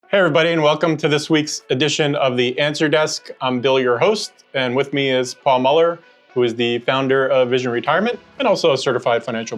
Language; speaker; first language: English; native; English